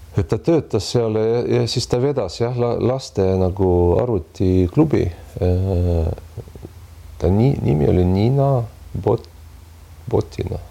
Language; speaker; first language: Estonian; non-native, local second language; Russian